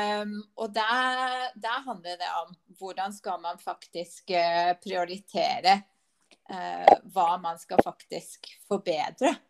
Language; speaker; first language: Swedish; non-native, fluent; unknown